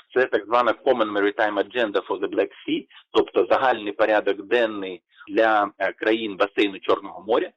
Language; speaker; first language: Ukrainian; native; Ukrainian